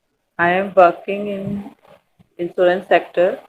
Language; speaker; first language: English; non-native, learner; Hindi